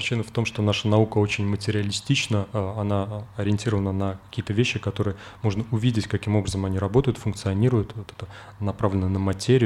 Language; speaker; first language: Russian; native; Russian